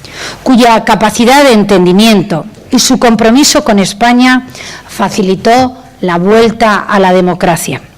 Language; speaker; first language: Spanish; native; Spanish